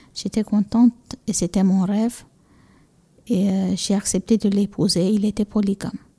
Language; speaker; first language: French; non-native, local second language; Fula